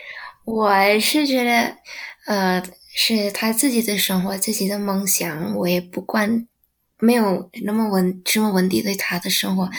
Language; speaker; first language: Chinese; non-native, learner; Indonesian